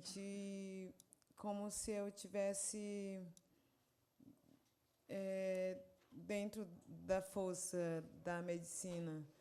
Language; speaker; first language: Portuguese; non-native, local second language; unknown